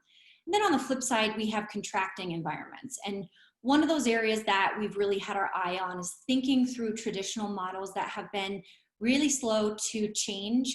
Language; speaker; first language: English; native; English